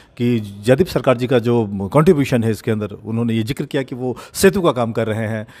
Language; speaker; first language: Hindi; native; Hindi